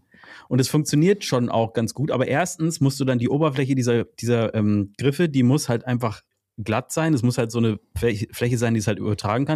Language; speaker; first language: German; native; German